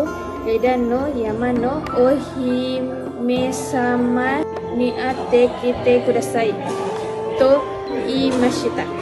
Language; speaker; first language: Japanese; non-native, learner; Malay